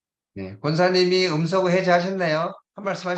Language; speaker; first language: Korean; native; Korean